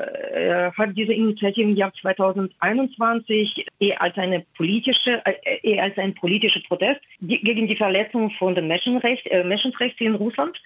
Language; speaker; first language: German; non-native, fluent; Russian